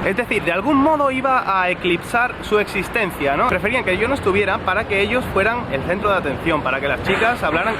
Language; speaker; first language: Spanish; native; Spanish